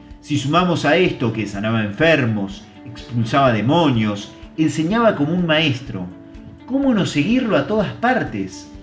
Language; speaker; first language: Spanish; native; Spanish